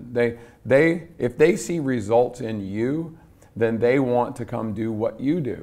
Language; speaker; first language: English; native; English